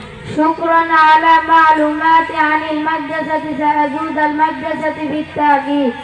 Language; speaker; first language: Arabic; non-native, learner; Bangla